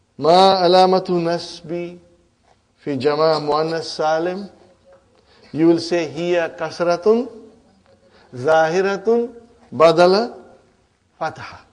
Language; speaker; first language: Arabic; non-native, fluent; Urdu